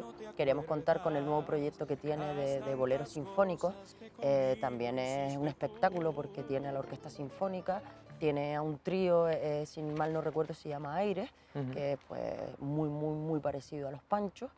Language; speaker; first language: Spanish; native; Spanish